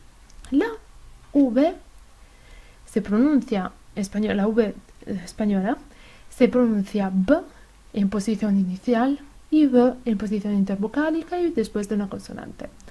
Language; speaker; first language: Spanish; non-native, fluent; Italian